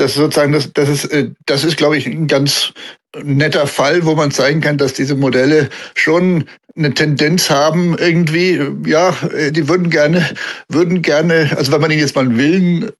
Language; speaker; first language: German; native; German